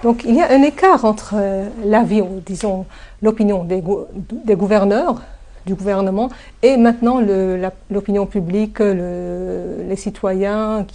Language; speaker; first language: French; non-native, fluent; Arabic